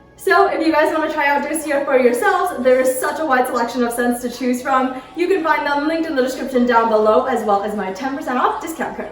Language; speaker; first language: English; native; English